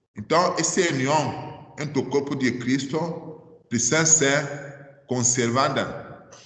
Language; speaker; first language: Portuguese; non-native, fluent; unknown